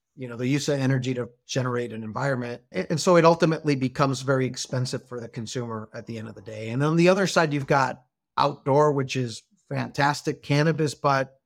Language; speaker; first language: English; non-native, fluent; Spanish